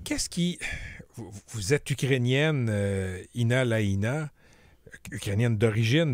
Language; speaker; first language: French; native; French